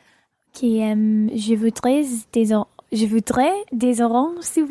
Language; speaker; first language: French; non-native, learner; English